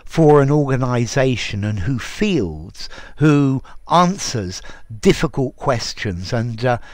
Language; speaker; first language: English; native; English